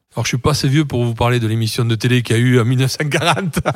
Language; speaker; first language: French; native; French